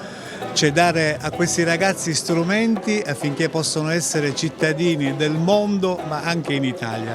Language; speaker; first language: Italian; native; Italian